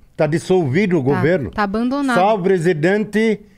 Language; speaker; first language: Portuguese; non-native, fluent; Arabic